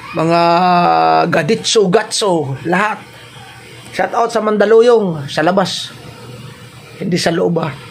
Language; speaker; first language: Filipino; non-native, local second language; Waray